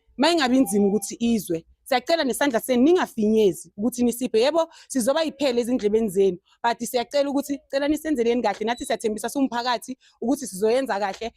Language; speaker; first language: Zulu; native; Zulu